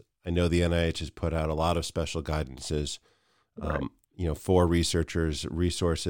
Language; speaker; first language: English; native; English